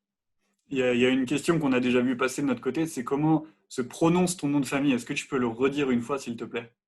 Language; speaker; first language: French; native; French